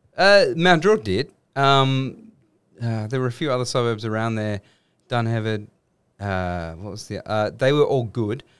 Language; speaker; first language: English; native; English